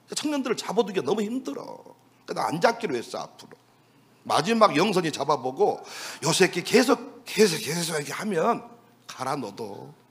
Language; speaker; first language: Korean; native; Korean